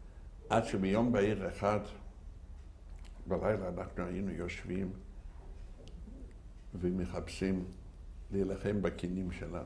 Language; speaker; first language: Hebrew; non-native, fluent; Yiddish